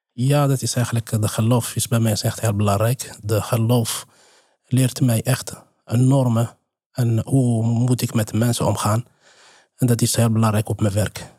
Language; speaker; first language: Dutch; non-native, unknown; Arabic